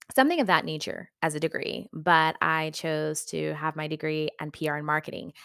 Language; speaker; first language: English; native; English